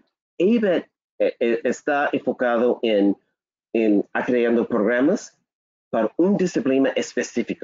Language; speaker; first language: Spanish; non-native, learner; English